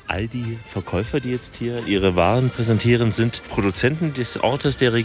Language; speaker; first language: German; native; German